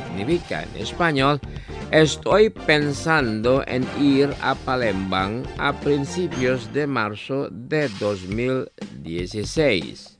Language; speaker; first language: Spanish; non-native, fluent; Indonesian